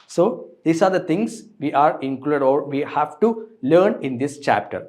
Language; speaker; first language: English; non-native, local second language; Malayalam